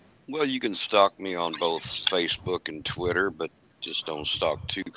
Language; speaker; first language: English; native; English